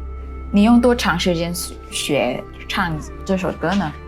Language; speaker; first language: Chinese; non-native, fluent; Thai